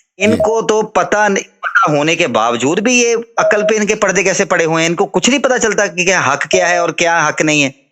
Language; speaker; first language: Urdu; non-native, local second language; Punjabi